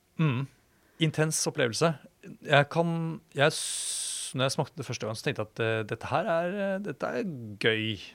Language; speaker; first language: Norwegian; native; Norwegian